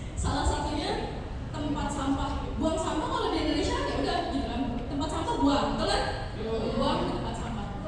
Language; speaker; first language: Indonesian; native; Indonesian